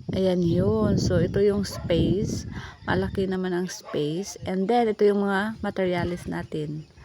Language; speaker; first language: Filipino; non-native, local second language; Cebuano